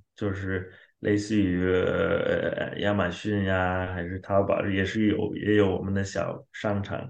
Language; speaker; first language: Chinese; non-native, fluent; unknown